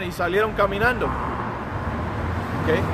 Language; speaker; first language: Spanish; early bilingual, heritage; Spanish